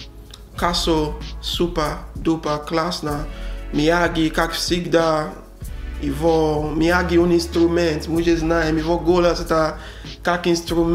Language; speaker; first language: Russian; non-native, learner; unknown